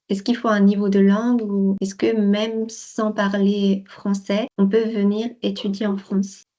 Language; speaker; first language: French; native; French